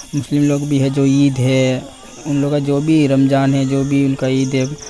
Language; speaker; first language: Hindi; non-native, local second language; Bangla